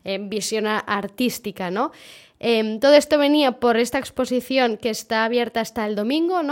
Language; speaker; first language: Spanish; non-native, local second language; Catalan